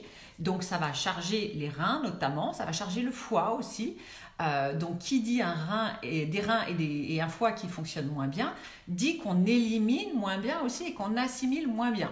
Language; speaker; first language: French; native; French